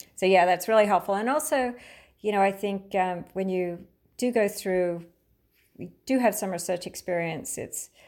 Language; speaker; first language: English; native; English